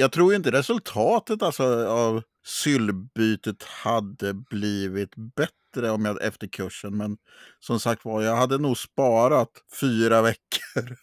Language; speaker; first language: Swedish; native; Swedish